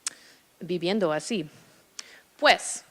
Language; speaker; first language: Spanish; non-native, fluent; English